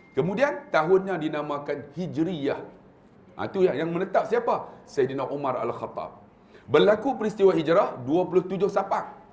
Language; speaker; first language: Malay; native; Malay